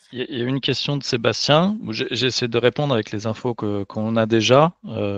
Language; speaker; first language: French; native; French